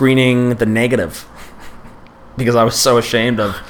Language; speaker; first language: English; native; English